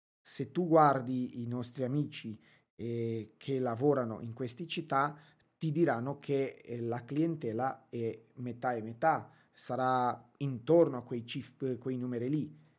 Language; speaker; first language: Italian; non-native, fluent; Romanian